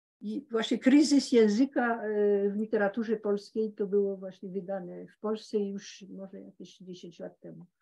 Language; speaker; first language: Polish; early bilingual, heritage; Polish